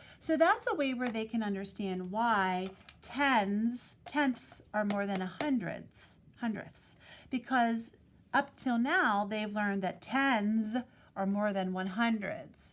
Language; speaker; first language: English; native; English